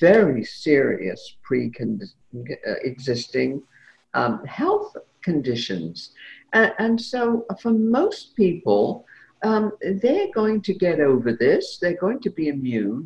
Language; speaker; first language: English; native; English